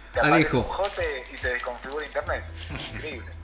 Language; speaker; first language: Spanish; native; Spanish